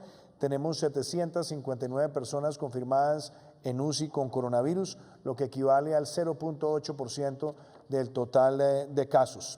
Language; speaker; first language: Spanish; native; Spanish